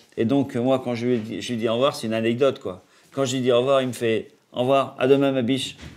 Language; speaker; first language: French; native; French